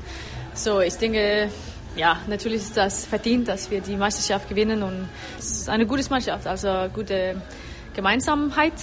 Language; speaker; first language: German; non-native, learner; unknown